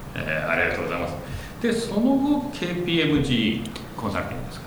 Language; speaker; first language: Japanese; native; Japanese